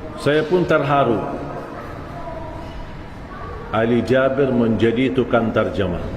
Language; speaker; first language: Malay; non-native, fluent; Arabic